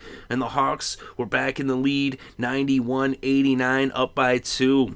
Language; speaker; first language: English; native; English